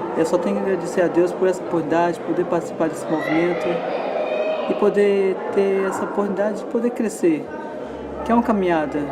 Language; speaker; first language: Portuguese; native; Portuguese